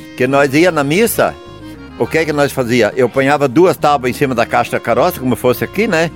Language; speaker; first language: Portuguese; native; Portuguese